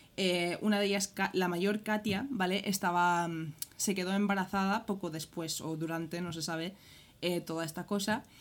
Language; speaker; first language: Spanish; early bilingual, other home language; English